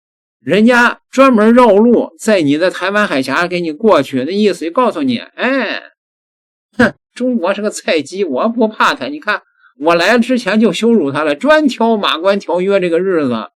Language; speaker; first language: Chinese; native; Chinese